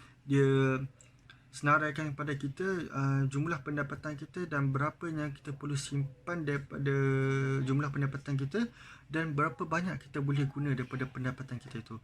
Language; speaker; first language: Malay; native; Malay